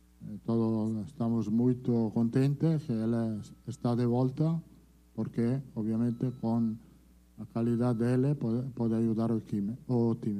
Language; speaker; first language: Portuguese; non-native, fluent; Italian